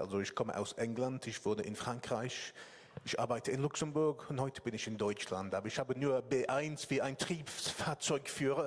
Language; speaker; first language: German; non-native, learner; English